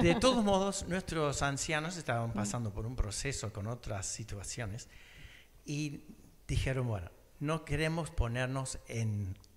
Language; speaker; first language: Spanish; early bilingual, other home language; English